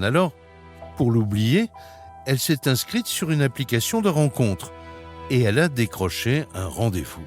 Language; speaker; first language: French; native; French